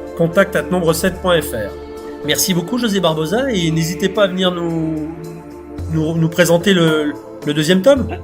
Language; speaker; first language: French; native; French